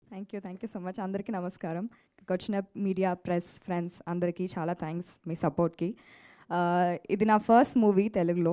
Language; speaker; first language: Telugu; early bilingual, heritage; Telugu